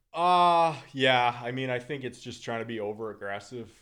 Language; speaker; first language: English; native; English